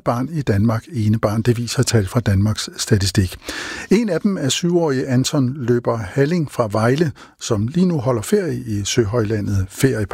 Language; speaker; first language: Danish; native; Danish